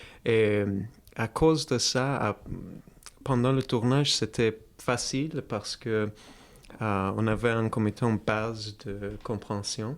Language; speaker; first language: French; non-native, fluent; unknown